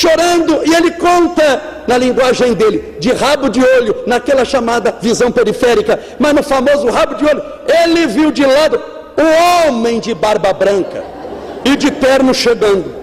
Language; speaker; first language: Portuguese; native; Portuguese